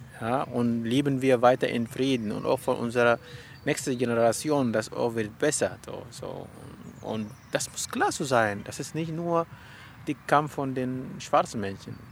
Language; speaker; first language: German; non-native, learner; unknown